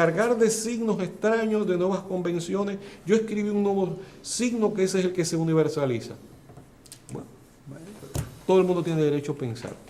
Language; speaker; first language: Spanish; native; Spanish